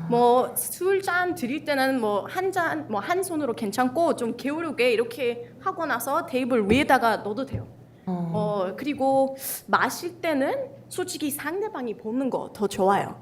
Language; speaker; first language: Korean; non-native, fluent; Spanish